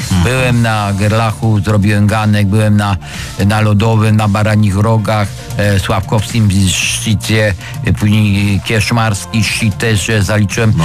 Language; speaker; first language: Polish; native; Polish